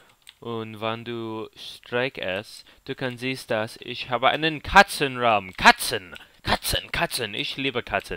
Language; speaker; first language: German; non-native, learner; English